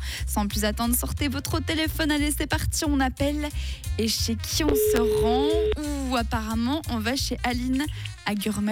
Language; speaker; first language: French; native; French